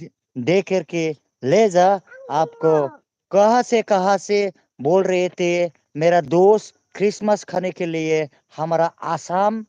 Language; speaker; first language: Hindi; non-native, local second language; Bodo